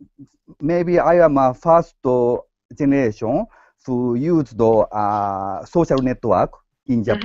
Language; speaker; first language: English; non-native, learner; Japanese